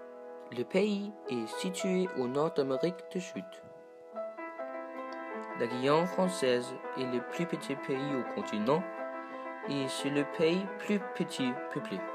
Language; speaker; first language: French; non-native, learner; Danish